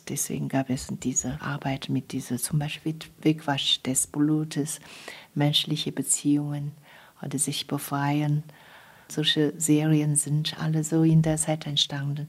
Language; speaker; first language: German; non-native, fluent; Chinese